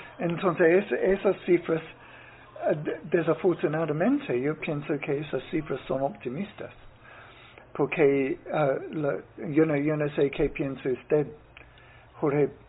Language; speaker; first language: Spanish; non-native, fluent; English